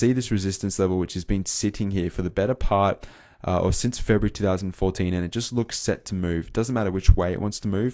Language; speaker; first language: English; native; English